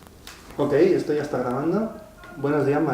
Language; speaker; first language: Spanish; native; Spanish